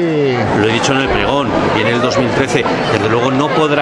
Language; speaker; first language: Spanish; native; Spanish